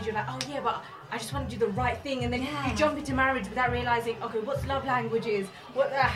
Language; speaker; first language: English; native; English